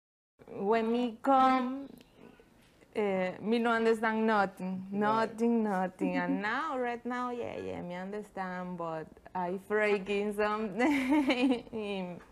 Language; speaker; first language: English; non-native, learner; Spanish